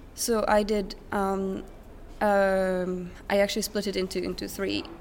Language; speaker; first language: English; non-native, fluent; Czech